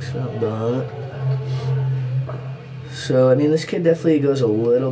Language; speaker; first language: English; native; English